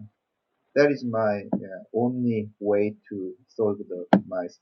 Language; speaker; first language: English; non-native, learner; Korean